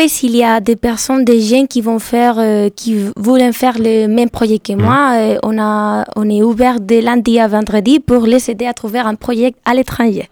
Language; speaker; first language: French; non-native, fluent; Spanish